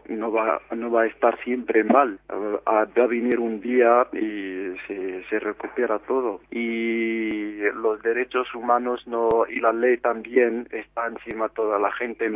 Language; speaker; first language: Spanish; non-native, fluent; Arabic